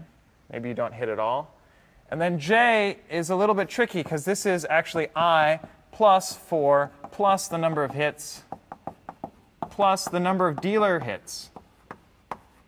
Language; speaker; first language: English; native; English